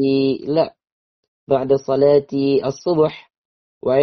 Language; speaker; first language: Arabic; non-native, learner; Indonesian